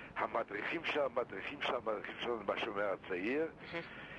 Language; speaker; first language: Hebrew; non-native, fluent; Lithuanian